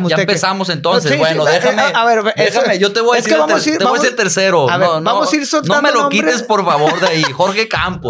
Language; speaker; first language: Spanish; native; Spanish